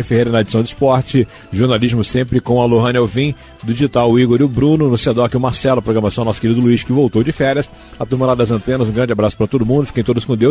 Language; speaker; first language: Portuguese; native; Portuguese